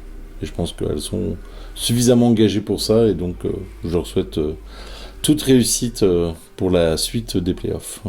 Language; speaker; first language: French; native; French